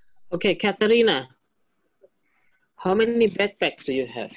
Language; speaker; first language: English; non-native, fluent; Indonesian